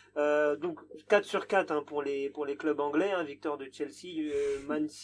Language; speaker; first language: French; native; French